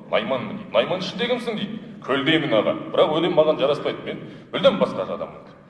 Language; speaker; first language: Kazakh; non-native, local second language; Russian